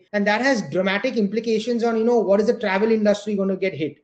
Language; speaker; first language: English; non-native, local second language; Gujarati